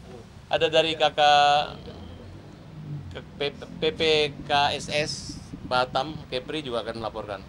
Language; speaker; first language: Indonesian; native; Indonesian